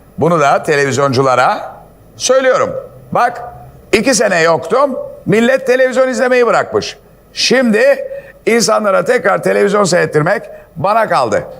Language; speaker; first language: Turkish; native; Turkish